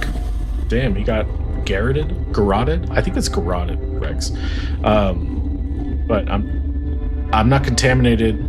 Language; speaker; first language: English; native; English